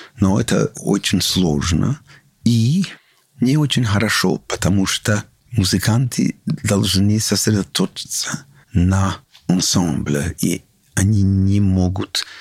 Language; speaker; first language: Russian; non-native, learner; English